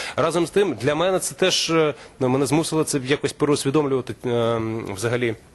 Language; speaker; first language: Ukrainian; non-native, local second language; Russian